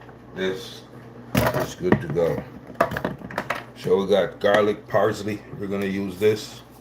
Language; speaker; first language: English; native; English